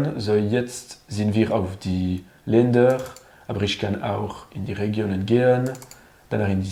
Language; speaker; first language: German; non-native, learner; French